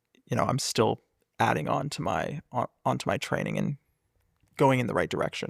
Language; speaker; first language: English; native; English